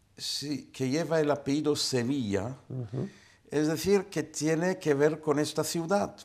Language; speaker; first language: Spanish; non-native, fluent; Hebrew